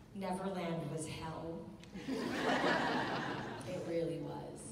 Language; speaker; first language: English; native; English